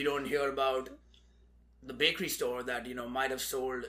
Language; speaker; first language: English; non-native, local second language; Hindi